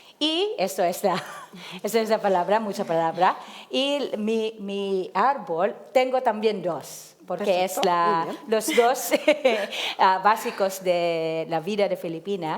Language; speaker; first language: Spanish; non-native, learner; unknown